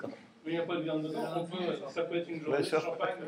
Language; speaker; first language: French; native; French